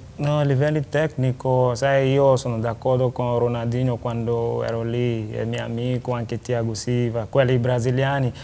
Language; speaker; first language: Italian; non-native, learner; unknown